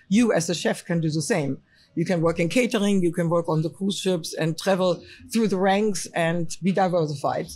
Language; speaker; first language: English; non-native, fluent; German